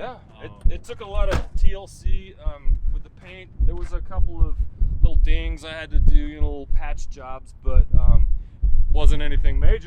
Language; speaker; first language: English; native; English